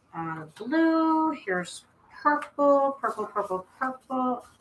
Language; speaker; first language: English; native; English